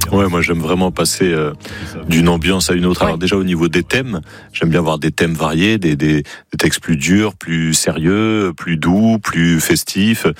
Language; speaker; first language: French; native; French